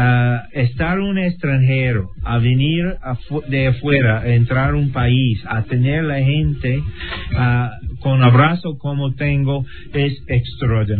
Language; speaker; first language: Spanish; non-native, learner; English